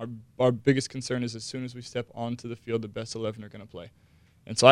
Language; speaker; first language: English; native; English